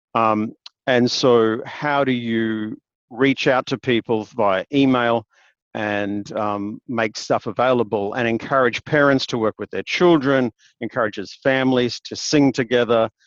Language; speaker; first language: English; native; English